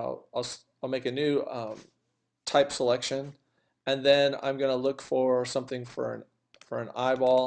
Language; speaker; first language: English; native; English